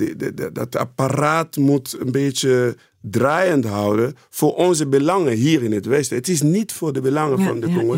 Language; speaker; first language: Dutch; non-native, fluent; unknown